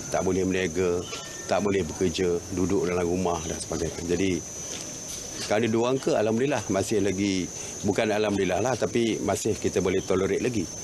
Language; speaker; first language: Malay; native; Malay